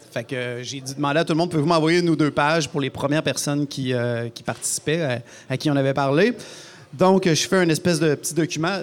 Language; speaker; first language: French; native; French